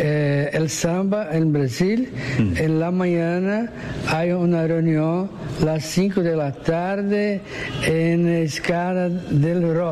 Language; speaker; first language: Spanish; non-native, learner; Portuguese